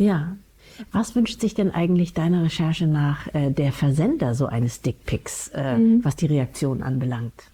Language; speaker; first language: German; native; German